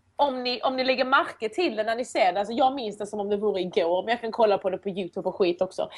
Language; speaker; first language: Swedish; early bilingual, other home language; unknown